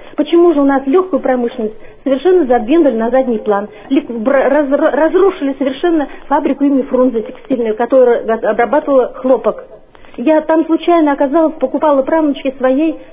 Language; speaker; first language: Russian; native; Russian